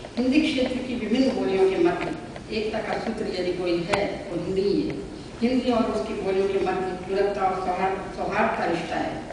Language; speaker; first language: Hindi; native; Hindi